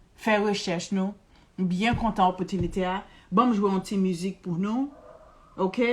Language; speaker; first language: Haitian Creole; early bilingual, heritage; Haitian Creole